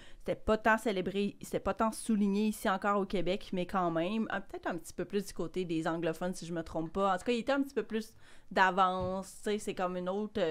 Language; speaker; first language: French; native; French